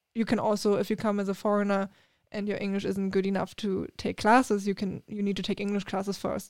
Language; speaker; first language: English; non-native, fluent; German